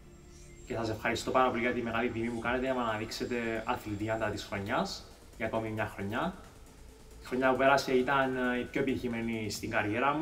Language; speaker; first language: Greek; native; Greek